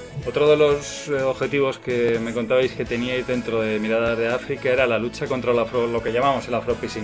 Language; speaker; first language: Spanish; native; Spanish